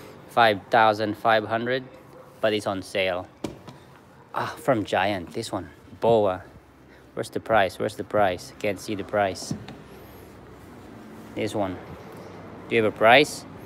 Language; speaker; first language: English; non-native, local second language; Filipino